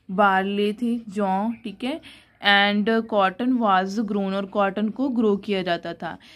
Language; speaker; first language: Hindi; non-native, local second language; Punjabi